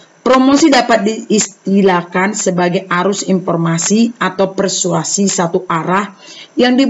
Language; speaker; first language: Indonesian; native; Indonesian